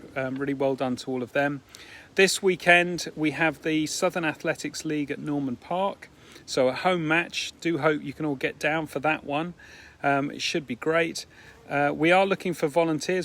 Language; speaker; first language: English; native; English